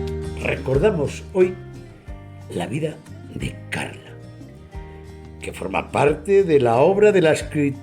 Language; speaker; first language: Spanish; native; Spanish